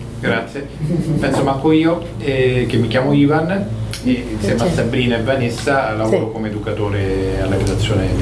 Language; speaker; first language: Italian; native; Italian